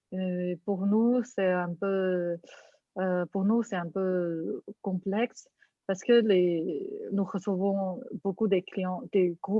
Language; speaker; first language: French; non-native, fluent; Chinese